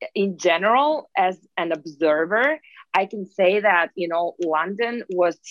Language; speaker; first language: English; non-native, fluent; Russian